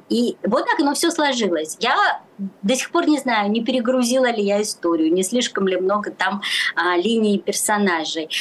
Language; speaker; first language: Russian; native; Russian